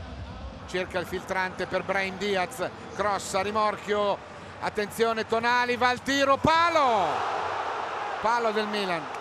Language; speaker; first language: Italian; native; Italian